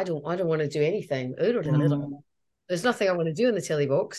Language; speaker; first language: English; native; English